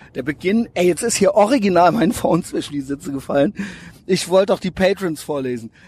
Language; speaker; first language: German; native; German